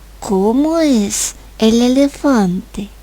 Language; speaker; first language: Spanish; non-native, fluent; Ukrainian